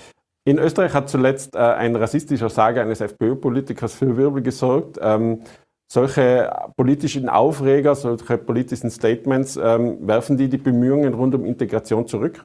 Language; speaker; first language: German; native; German